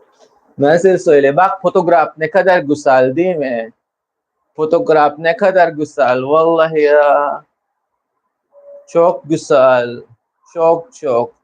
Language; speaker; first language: Turkish; non-native, learner; Filipino